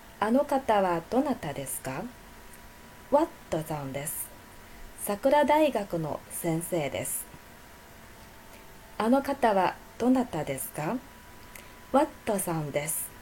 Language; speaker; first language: Japanese; non-native, fluent; Chinese